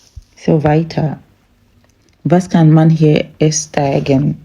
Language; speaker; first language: German; non-native, fluent; English